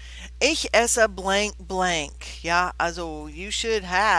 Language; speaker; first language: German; non-native, fluent; English